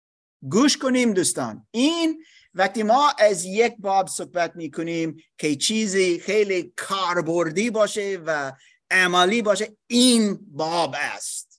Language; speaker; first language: Persian; non-native, learner; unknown